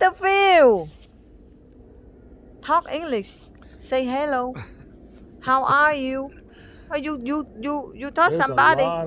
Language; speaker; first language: English; non-native, learner; Vietnamese